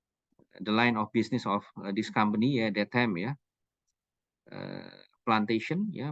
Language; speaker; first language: English; non-native, fluent; Indonesian